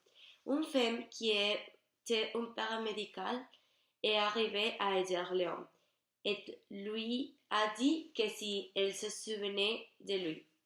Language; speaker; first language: French; non-native, learner; Spanish